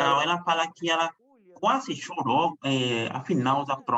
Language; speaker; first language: Portuguese; non-native, fluent; Spanish